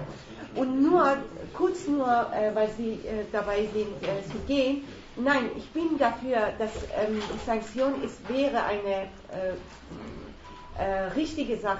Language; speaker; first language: German; non-native, fluent; Persian